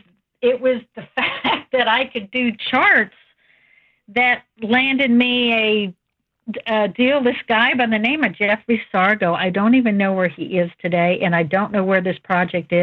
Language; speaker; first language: English; native; English